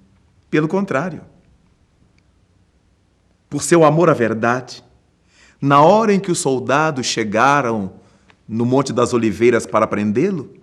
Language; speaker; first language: Portuguese; native; Portuguese